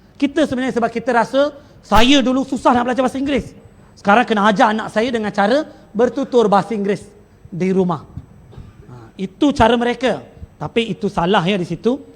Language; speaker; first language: Malay; non-native, local second language; Tamil